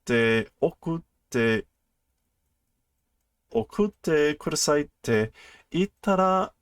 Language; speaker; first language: Japanese; non-native, learner; English